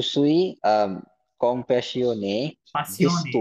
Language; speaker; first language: French; non-native, learner; Bangla